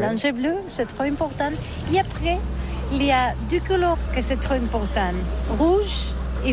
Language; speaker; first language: French; non-native, learner; Catalan